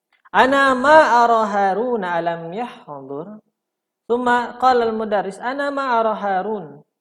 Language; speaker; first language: Arabic; non-native, fluent; Indonesian